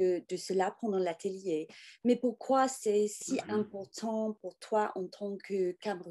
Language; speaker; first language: French; non-native, fluent; English